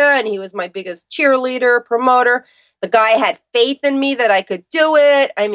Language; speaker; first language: English; native; English